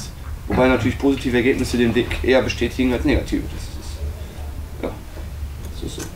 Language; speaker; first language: German; native; German